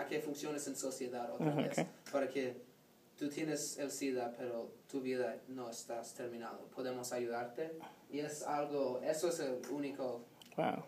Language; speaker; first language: Spanish; non-native, learner; English